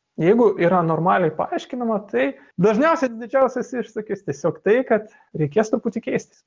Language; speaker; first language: Lithuanian; non-native, local second language; Russian